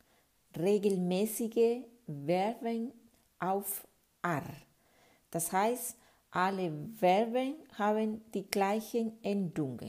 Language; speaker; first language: German; non-native, fluent; Spanish